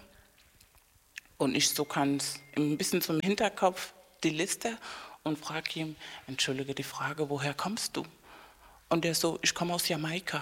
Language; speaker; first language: German; non-native, fluent; Spanish